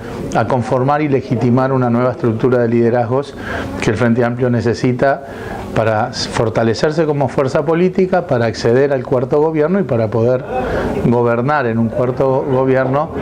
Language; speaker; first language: Spanish; native; Spanish